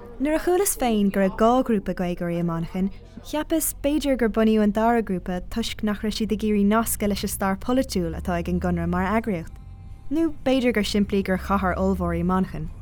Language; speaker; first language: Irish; non-native, local second language; English